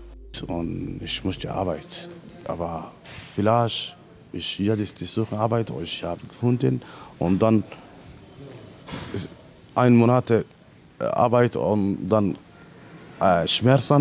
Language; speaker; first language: German; non-native, learner; Somali